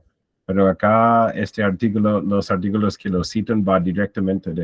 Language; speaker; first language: Spanish; non-native, fluent; English